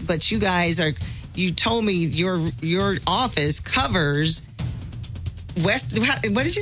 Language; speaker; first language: English; native; English